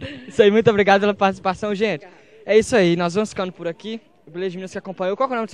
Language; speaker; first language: Portuguese; native; Portuguese